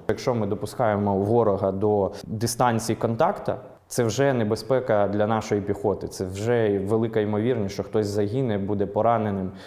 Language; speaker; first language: Ukrainian; non-native, local second language; Russian